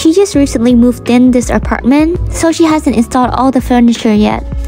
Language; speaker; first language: English; non-native, fluent; Vietnamese